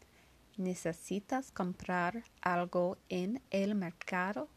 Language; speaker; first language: Spanish; non-native, learner; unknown